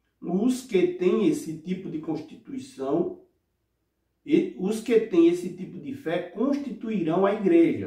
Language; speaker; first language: Portuguese; native; Portuguese